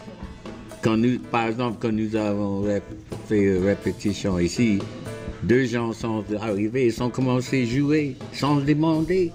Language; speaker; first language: French; non-native, fluent; English